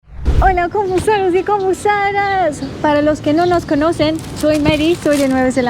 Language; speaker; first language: Spanish; non-native, learner; English